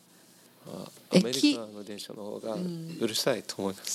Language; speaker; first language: Japanese; non-native, learner; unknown